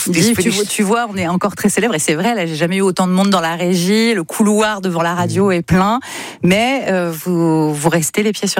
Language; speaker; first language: French; native; French